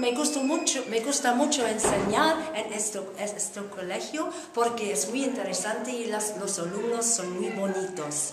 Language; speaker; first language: Spanish; non-native, fluent; English